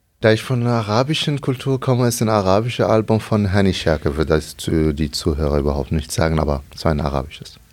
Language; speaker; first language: German; non-native, fluent; Arabic